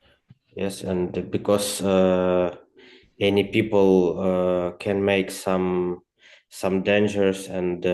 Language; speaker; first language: English; non-native, learner; Ukrainian